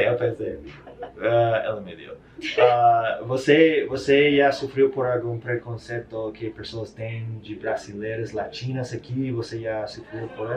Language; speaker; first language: Portuguese; non-native, learner; English